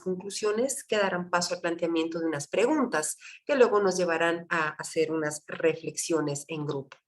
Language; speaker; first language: Spanish; native; Spanish